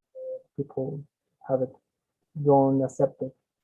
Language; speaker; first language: English; non-native, learner; Spanish